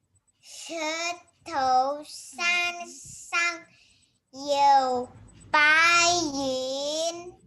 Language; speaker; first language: Chinese; non-native, learner; Indonesian